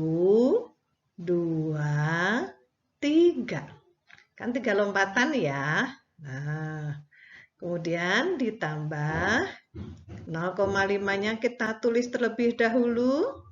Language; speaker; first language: Indonesian; native; Indonesian